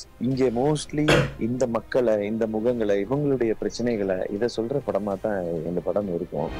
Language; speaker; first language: Tamil; native; Tamil